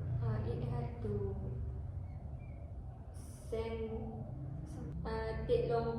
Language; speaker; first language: English; non-native, learner; Malay